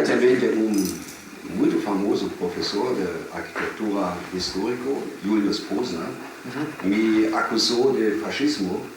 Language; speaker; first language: Portuguese; non-native, fluent; German